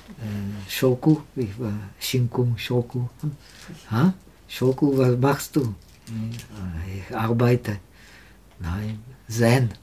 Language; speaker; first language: German; non-native, learner; Czech